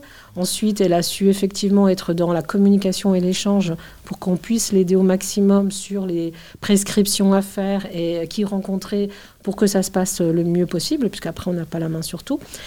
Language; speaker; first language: French; native; French